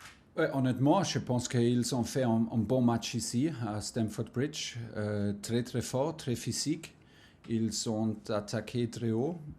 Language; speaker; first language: French; non-native, fluent; German